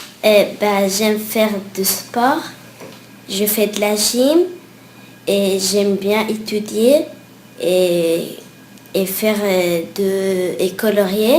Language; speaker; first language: French; early bilingual, other home language; Spanish